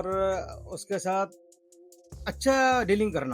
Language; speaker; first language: Hindi; non-native, fluent; Bangla